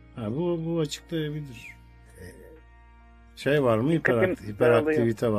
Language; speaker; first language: Turkish; native; Turkish